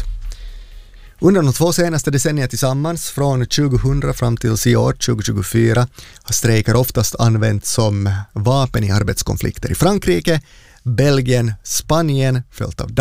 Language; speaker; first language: Swedish; native; Swedish